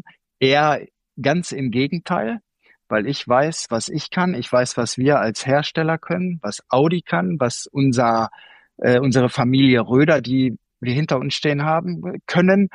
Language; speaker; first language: German; native; German